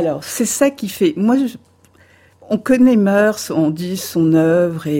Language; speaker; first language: French; native; French